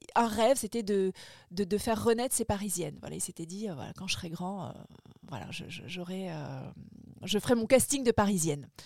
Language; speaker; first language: French; native; French